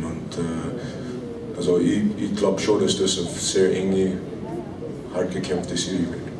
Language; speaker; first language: German; non-native, fluent; English